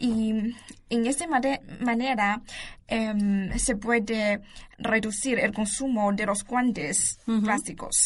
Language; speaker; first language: Spanish; non-native, learner; Chinese